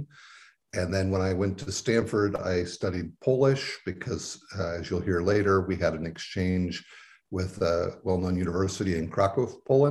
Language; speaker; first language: English; native; English